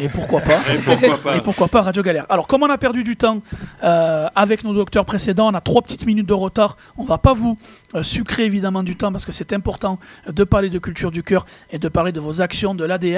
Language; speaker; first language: French; native; French